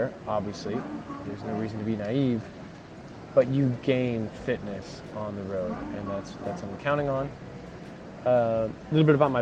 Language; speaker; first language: English; native; English